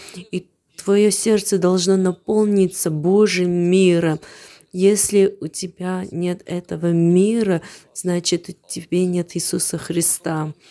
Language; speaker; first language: Russian; non-native, fluent; Armenian